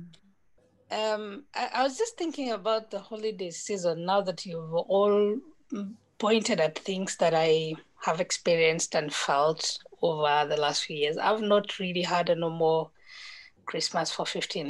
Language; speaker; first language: English; non-native, local second language; Kikuyu